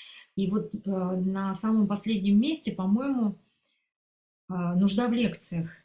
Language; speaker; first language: Russian; native; Russian